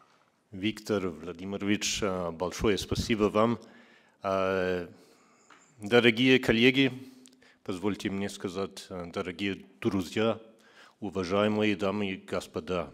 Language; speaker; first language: Russian; non-native, fluent; German